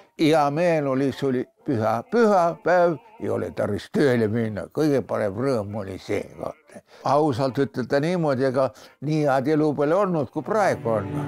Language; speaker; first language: Estonian; native; Estonian